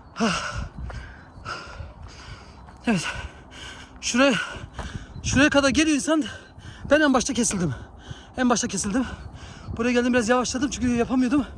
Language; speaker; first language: Turkish; early bilingual, heritage; Turkish